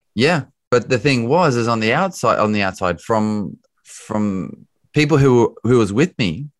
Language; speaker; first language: English; native; English